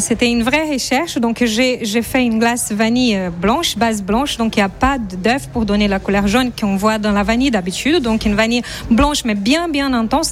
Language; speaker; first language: French; non-native, fluent; Portuguese